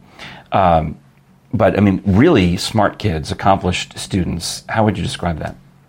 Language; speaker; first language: English; native; English